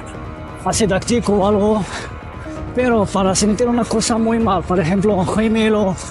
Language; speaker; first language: Spanish; non-native, fluent; Arabic